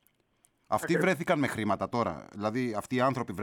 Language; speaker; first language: Greek; native; Greek